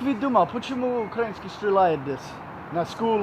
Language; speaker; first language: Russian; non-native, learner; English